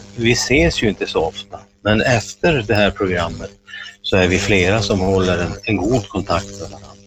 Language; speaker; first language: Swedish; native; Swedish